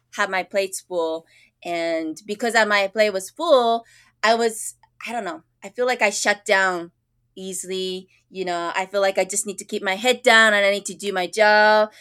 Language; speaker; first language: English; early bilingual, other home language; Japanese